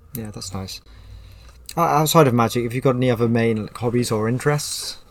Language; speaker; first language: English; native; English